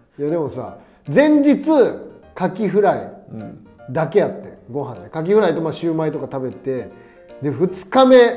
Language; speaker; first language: Japanese; native; Japanese